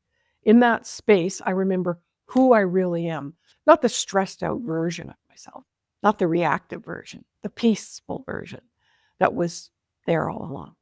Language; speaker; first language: English; native; English